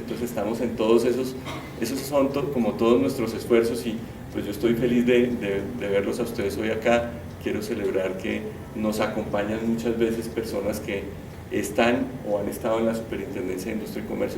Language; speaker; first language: Spanish; native; Spanish